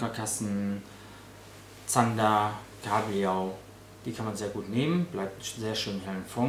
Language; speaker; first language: German; native; German